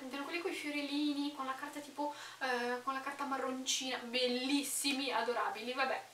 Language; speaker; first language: Italian; early bilingual, other home language; Romanian